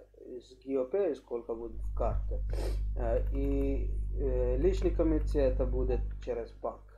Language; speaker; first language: Russian; non-native, learner; English